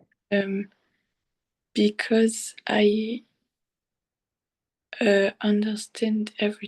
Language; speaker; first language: English; non-native, learner; French